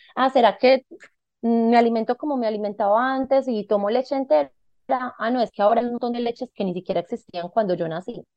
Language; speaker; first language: Spanish; native; Spanish